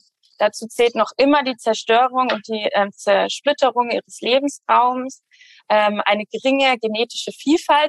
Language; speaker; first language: German; native; German